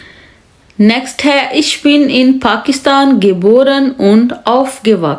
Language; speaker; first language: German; non-native, fluent; Urdu